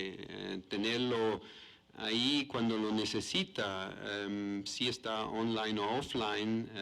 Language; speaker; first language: Spanish; non-native, fluent; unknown